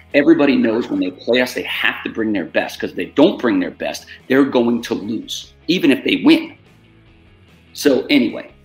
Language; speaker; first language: English; native; English